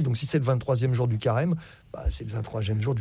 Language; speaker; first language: French; native; French